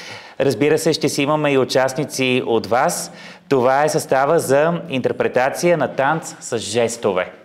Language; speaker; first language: Bulgarian; native; Bulgarian